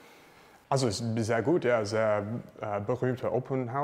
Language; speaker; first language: German; non-native, learner; English